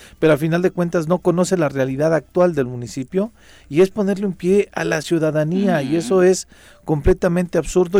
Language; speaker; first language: Spanish; native; Spanish